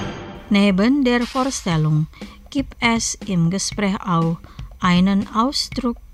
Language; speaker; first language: German; non-native, fluent; Indonesian